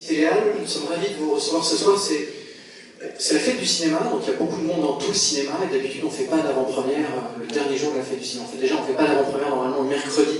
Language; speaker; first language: French; native; French